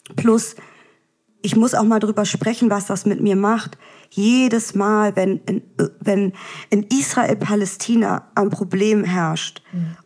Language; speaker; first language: German; early bilingual, other home language; Russian